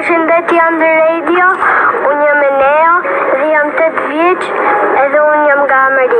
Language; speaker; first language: Albanian; early bilingual, heritage; Albanian